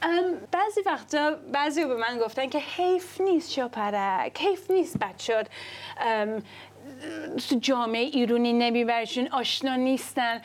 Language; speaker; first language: Persian; early bilingual, other home language; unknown